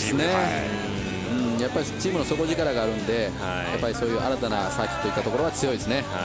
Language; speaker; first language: Japanese; native; Japanese